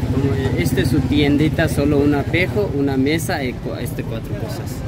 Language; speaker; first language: Spanish; non-native, learner; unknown